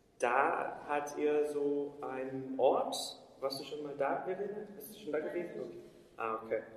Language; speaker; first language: German; non-native, fluent; Portuguese